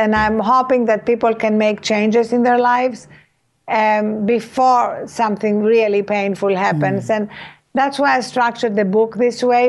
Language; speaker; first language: English; non-native, fluent; Greek